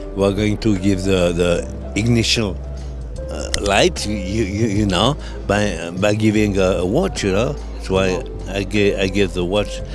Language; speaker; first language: English; non-native, fluent; French